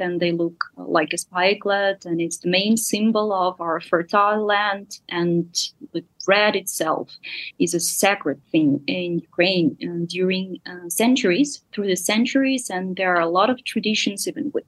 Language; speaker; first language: English; non-native, fluent; Ukrainian